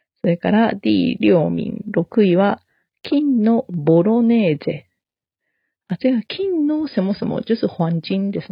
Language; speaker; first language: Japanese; non-native, fluent; Chinese